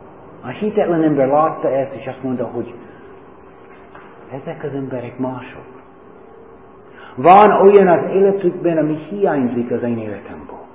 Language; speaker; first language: Hungarian; non-native, learner; English